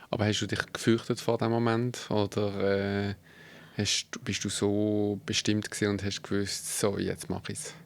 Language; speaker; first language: German; native; German